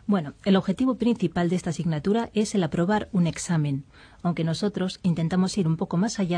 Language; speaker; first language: Spanish; native; Spanish